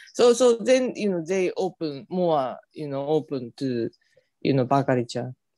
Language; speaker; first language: English; non-native, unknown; Japanese